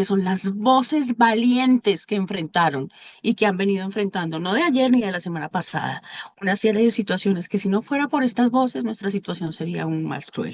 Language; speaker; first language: Spanish; native; Spanish